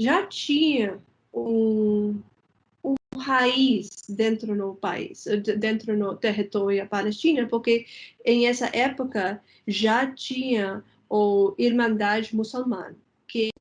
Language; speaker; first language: Portuguese; non-native, fluent; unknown